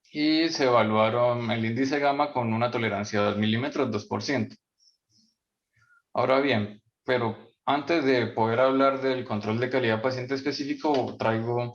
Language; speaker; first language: Spanish; native; Spanish